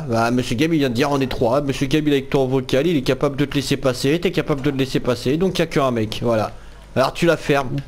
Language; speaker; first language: French; native; French